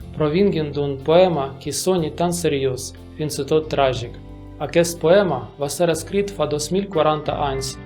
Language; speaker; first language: Catalan; non-native, learner; Russian